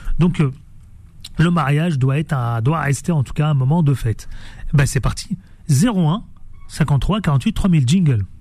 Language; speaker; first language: French; native; French